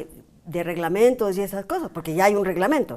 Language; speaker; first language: Spanish; native; Spanish